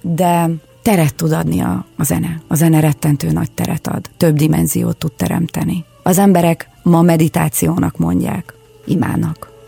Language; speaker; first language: Hungarian; non-native, fluent; Russian